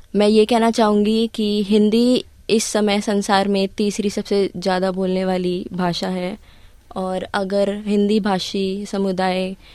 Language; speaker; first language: Hindi; early bilingual, heritage; Hindi